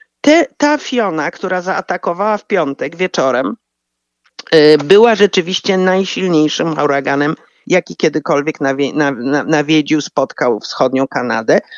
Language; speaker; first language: Polish; native; Polish